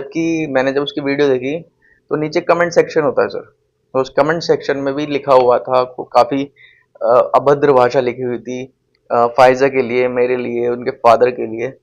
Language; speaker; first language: Hindi; native; Hindi